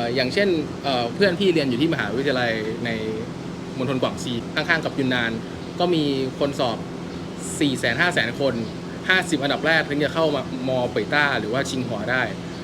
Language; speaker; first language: Thai; native; Thai